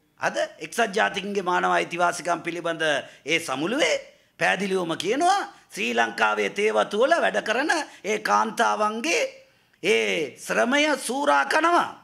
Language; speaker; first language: Sinhala; non-native, local second language; Tamil